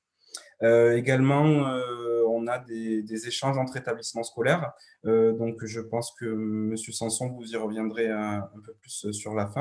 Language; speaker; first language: French; native; French